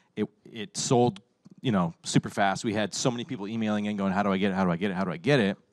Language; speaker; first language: English; native; English